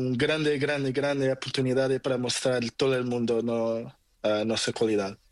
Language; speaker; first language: Spanish; non-native, learner; Portuguese